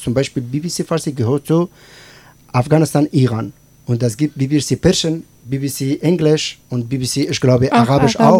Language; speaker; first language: German; non-native, learner; Persian